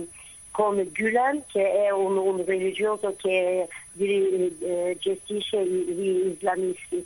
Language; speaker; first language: Italian; non-native, fluent; Turkish